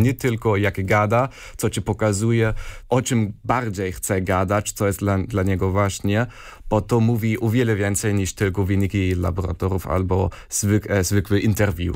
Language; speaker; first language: Polish; non-native, learner; German